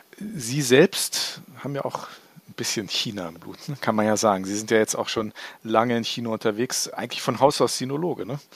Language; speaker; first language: German; native; German